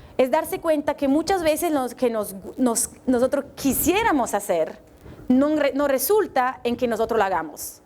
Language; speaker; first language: Spanish; non-native, fluent; Italian